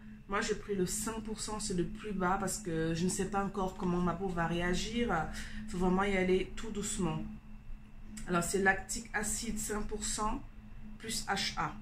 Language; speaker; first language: French; native; French